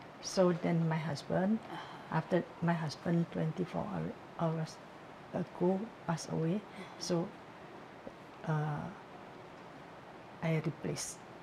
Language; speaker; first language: English; non-native, learner; Indonesian